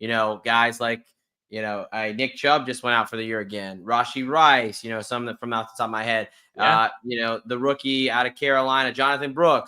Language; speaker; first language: English; native; English